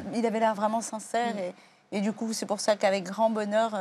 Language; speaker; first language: French; native; French